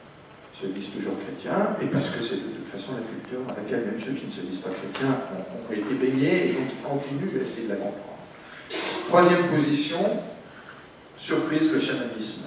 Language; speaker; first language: French; native; French